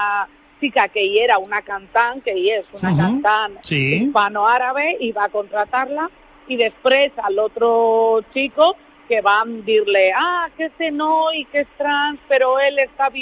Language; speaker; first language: Catalan; non-native, local second language; Spanish